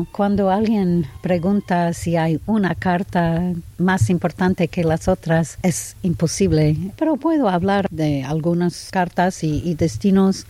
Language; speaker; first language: Spanish; non-native, fluent; English